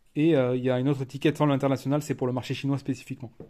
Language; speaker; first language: French; native; French